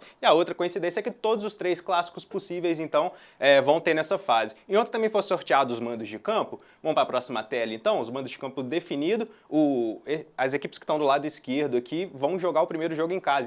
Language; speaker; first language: Portuguese; native; Portuguese